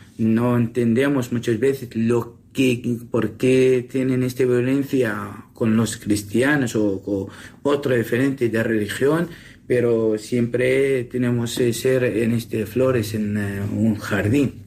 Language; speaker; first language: Spanish; non-native, learner; Assyrian Neo-Aramaic